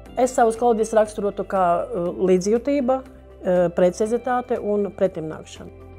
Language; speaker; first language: Latvian; non-native, local second language; Russian